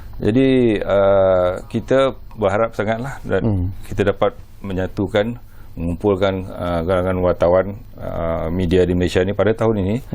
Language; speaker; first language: Malay; native; Malay